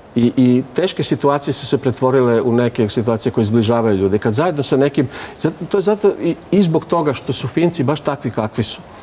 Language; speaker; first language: Serbian; native; Serbian